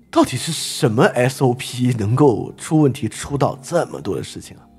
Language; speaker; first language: Chinese; native; Chinese